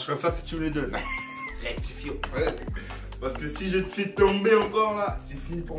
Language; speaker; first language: French; native; French